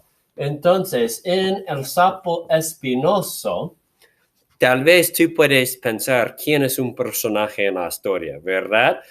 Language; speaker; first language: Spanish; non-native, fluent; English